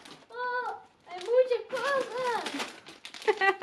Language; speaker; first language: Spanish; early bilingual, heritage; Spanish